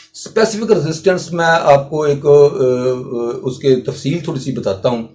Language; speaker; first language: Urdu; non-native, local second language; Punjabi